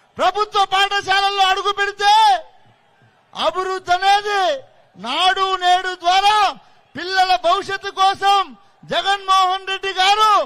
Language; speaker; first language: Telugu; native; Telugu